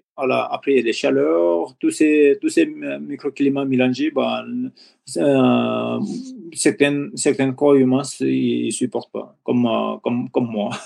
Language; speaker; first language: French; non-native, learner; Nepali